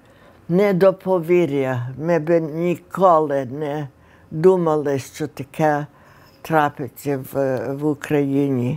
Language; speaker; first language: Ukrainian; early bilingual, heritage; Ukrainian